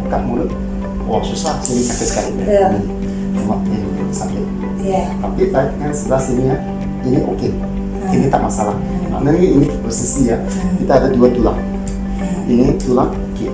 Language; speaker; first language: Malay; non-native, local second language; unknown